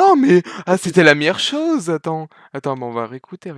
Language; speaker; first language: French; native; French